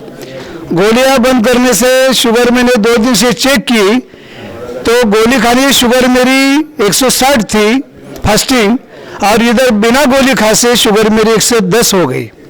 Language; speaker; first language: Hindi; non-native, local second language; Marathi